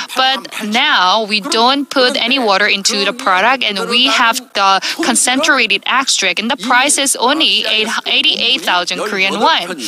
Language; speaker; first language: English; non-native, fluent; Korean